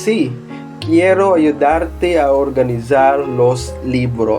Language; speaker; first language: Spanish; non-native, fluent; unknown